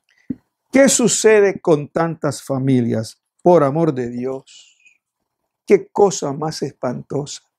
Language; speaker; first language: Spanish; native; Spanish